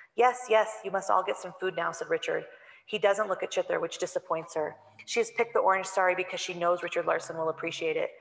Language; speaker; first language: English; native; English